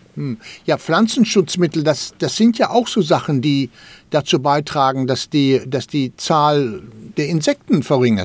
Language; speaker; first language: German; native; German